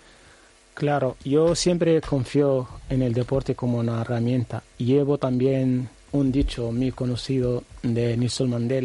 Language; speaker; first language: Spanish; non-native, learner; Arabic